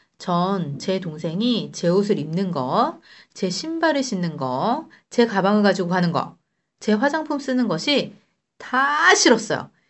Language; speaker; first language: Korean; native; Korean